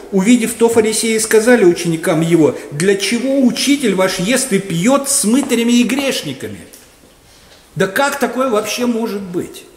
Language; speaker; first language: Russian; native; Russian